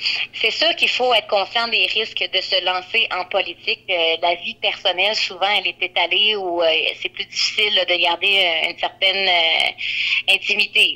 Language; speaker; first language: French; native; French